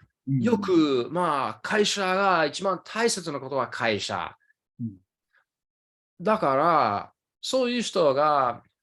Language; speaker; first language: Japanese; early bilingual, other home language; English